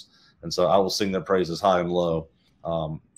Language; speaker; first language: English; native; English